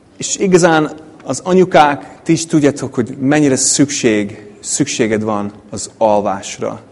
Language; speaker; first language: Hungarian; non-native, fluent; English